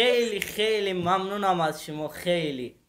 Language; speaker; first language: Persian; native; Persian